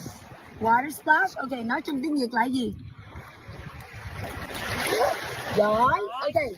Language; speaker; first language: Vietnamese; early bilingual, heritage; Vietnamese